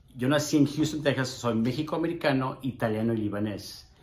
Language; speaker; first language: Spanish; early bilingual, heritage; Spanish